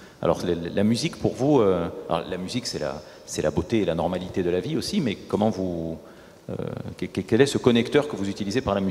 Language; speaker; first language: French; native; French